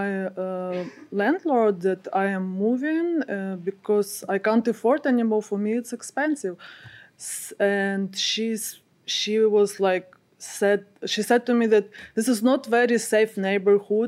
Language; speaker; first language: English; non-native, learner; Ukrainian